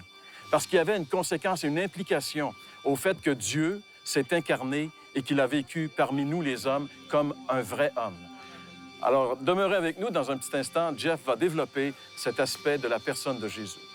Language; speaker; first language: French; native; French